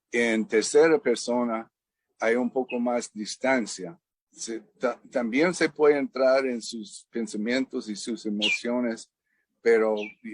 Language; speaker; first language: Spanish; non-native, fluent; English